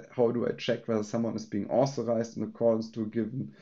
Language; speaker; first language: English; non-native, fluent; German